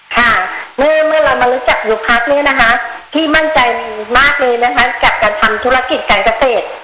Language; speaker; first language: Thai; native; Thai